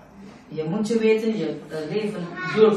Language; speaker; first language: Dutch; non-native, learner; Indonesian